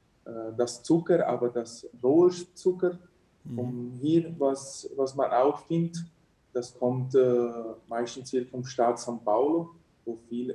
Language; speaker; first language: German; early bilingual, heritage; German